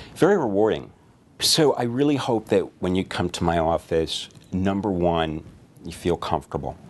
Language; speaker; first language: English; native; English